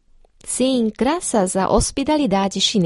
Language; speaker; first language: Portuguese; non-native, fluent; Chinese